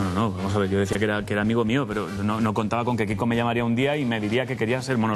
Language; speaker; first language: Spanish; native; Spanish